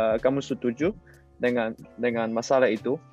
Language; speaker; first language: Indonesian; non-native, learner; Dutch